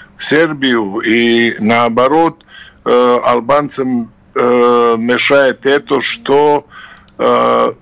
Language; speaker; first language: Russian; non-native, fluent; Serbian